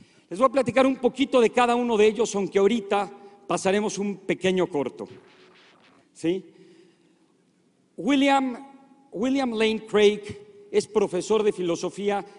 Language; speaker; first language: Spanish; native; Spanish